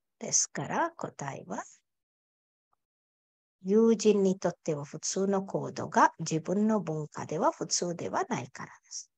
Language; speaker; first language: Japanese; non-native, fluent; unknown